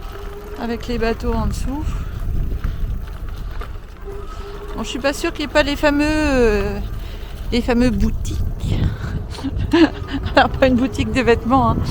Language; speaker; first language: French; native; French